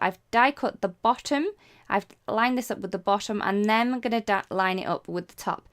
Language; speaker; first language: English; native; English